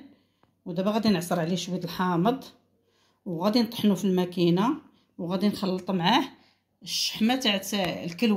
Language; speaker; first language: Arabic; native; Arabic